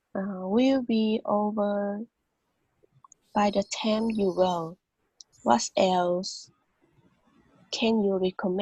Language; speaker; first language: English; non-native, learner; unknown